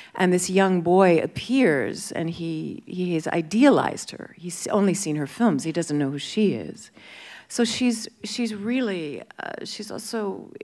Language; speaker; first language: English; native; English